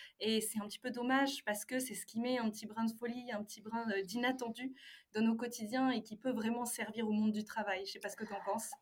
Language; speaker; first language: French; native; French